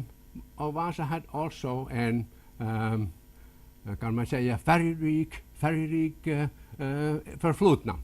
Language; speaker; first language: Swedish; non-native, local second language; Finnish